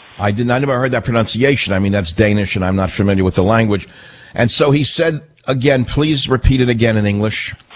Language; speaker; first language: English; native; English